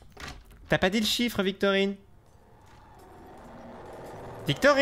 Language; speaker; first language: French; native; French